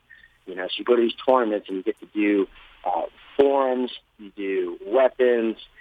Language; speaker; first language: English; native; English